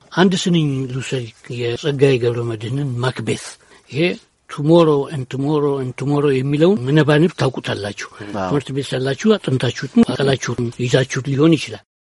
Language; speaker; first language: Amharic; native; Amharic